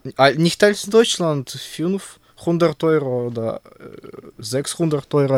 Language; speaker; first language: German; non-native, learner; Russian